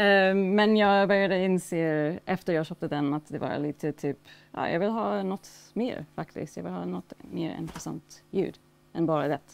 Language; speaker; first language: Swedish; non-native, fluent; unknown